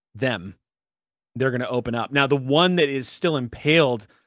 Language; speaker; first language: English; native; English